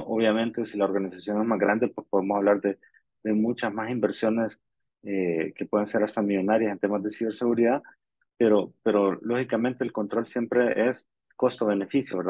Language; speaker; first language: Spanish; native; Spanish